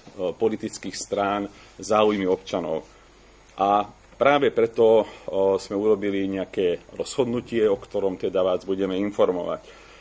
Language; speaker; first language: Slovak; non-native, local second language; Hungarian